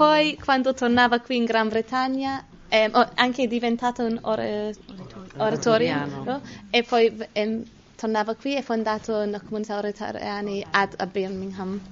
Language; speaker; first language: Italian; non-native, learner; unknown